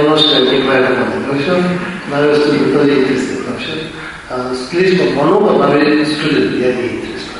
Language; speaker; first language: Russian; non-native, learner; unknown